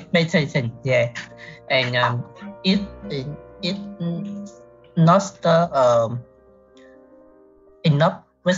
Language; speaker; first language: English; non-native, learner; Vietnamese